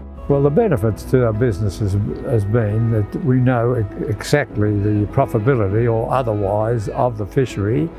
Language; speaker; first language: English; native; English